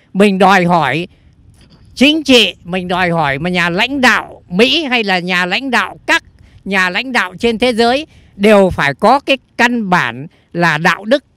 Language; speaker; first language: Vietnamese; native; Vietnamese